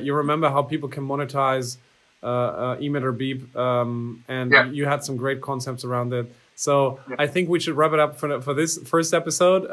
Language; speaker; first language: English; non-native, fluent; German